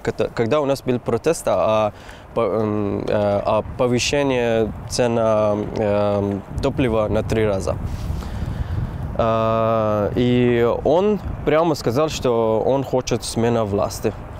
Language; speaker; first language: Russian; non-native, fluent; Persian